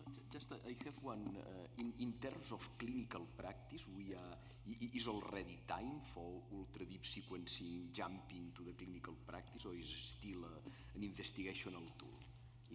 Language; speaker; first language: English; non-native, fluent; Spanish